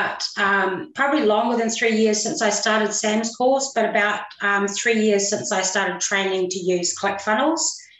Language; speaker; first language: English; native; English